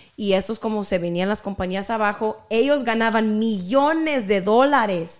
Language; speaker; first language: Spanish; early bilingual, heritage; Spanish